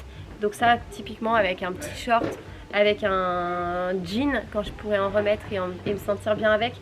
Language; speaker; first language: French; native; French